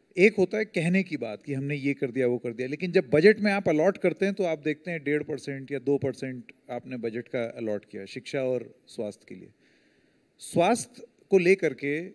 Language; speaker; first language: Hindi; native; Hindi